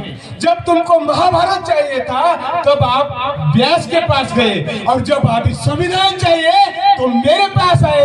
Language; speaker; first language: Hindi; native; Hindi